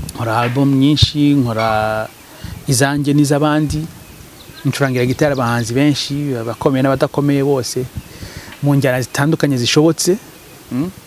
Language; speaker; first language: Kinyarwanda; early bilingual, heritage; Kinyarwanda